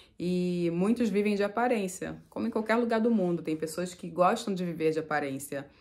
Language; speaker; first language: Portuguese; native; Portuguese